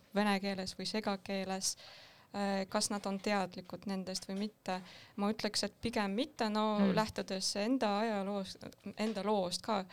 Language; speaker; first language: Estonian; non-native, local second language; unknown